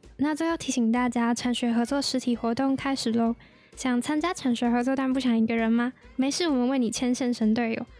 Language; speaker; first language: Chinese; native; Chinese